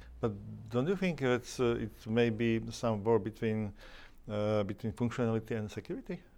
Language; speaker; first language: English; non-native, learner; Slovak